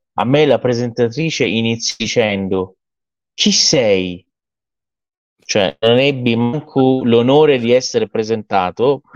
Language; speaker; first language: Italian; non-native, fluent; Persian